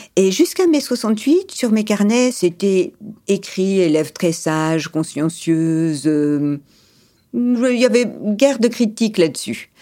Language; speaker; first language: French; early bilingual, other home language; English